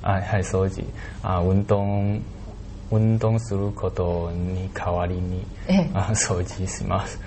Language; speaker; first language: Japanese; non-native, learner; Chinese